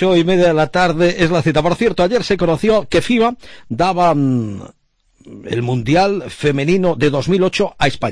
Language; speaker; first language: Spanish; native; Spanish